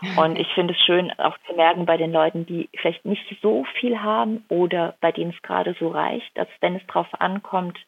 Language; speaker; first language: German; native; German